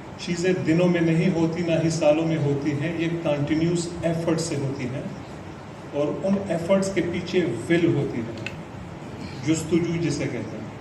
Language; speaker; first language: Urdu; non-native, local second language; Pashto